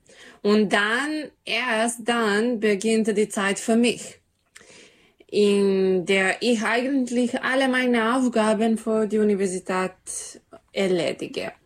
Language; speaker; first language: German; non-native, learner; Serbian